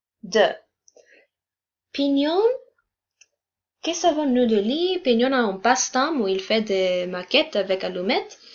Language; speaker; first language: French; non-native, learner; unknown